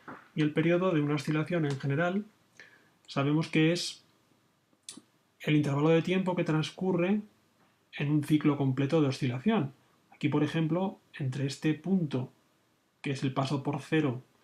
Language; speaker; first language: Spanish; native; Spanish